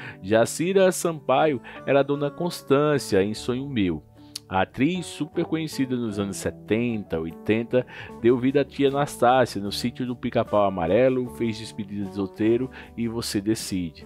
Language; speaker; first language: Portuguese; native; Portuguese